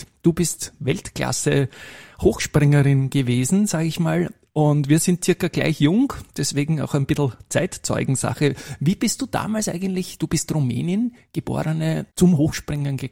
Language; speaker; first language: German; native; German